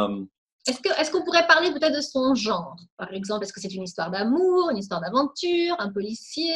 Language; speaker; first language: French; native; French